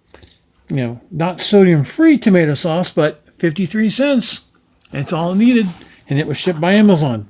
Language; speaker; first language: English; native; English